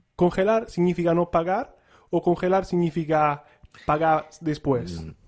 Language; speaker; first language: Spanish; non-native, fluent; Italian